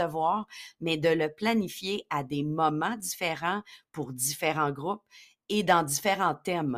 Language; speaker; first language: French; native; French